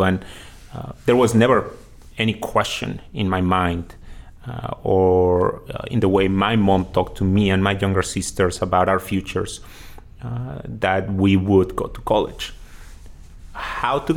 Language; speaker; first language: English; non-native, fluent; Spanish